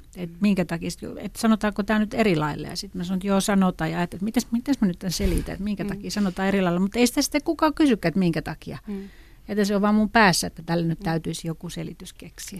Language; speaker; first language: Finnish; native; Finnish